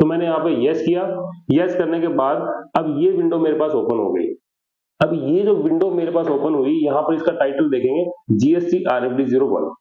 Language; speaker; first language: Hindi; native; Hindi